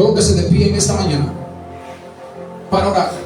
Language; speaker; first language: Spanish; native; Spanish